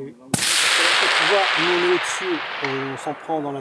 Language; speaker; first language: French; native; French